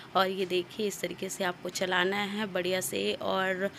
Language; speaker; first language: Hindi; native; Hindi